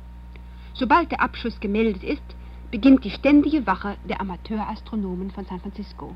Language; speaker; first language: German; native; German